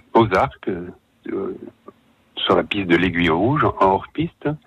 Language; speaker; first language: French; native; French